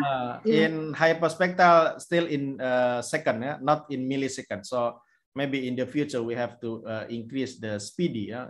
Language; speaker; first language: English; non-native, fluent; Indonesian